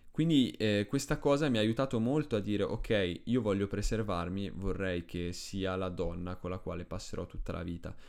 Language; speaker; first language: Italian; early bilingual, other home language; Spanish